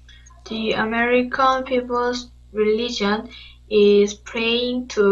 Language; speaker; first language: English; non-native, learner; Korean